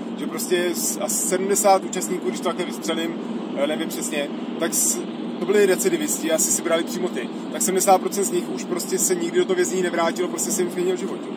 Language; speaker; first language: Czech; native; Czech